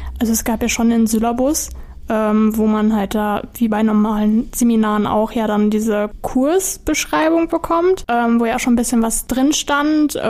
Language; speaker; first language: German; native; German